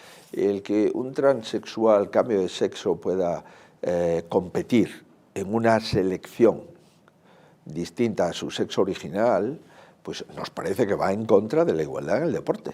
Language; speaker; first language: Spanish; native; Spanish